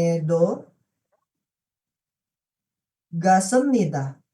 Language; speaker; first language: Korean; non-native, learner; Indonesian